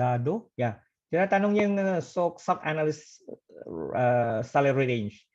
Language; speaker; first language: Filipino; non-native, fluent; Indonesian